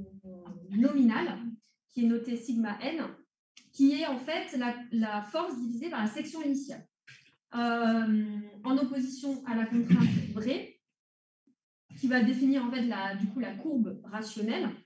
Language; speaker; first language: French; native; French